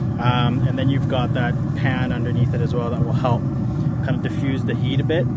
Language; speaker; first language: English; native; English